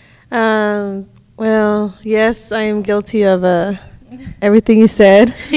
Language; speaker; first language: English; early bilingual, other home language; Spanish